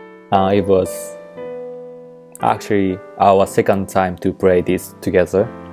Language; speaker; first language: English; non-native, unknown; Japanese